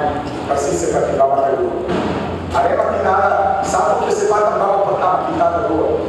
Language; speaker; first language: Indonesian; non-native, fluent; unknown